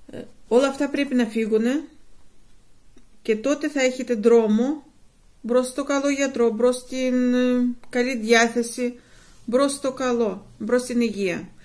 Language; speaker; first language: Greek; non-native, fluent; Russian